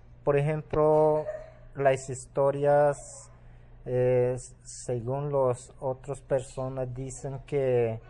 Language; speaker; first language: Spanish; non-native, local second language; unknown